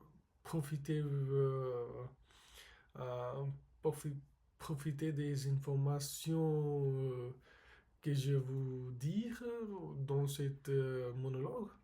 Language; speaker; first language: French; non-native, learner; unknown